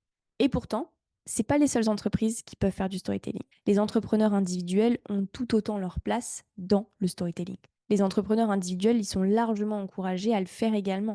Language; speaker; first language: French; native; French